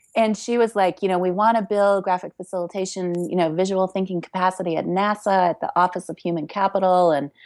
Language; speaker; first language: English; native; English